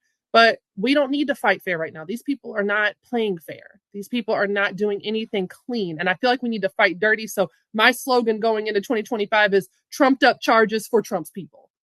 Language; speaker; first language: English; native; English